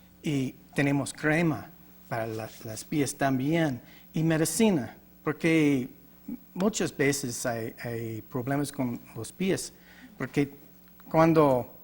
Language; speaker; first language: Spanish; non-native, learner; English